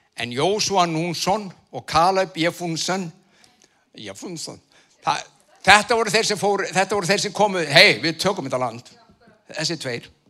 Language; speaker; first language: Icelandic; native; Icelandic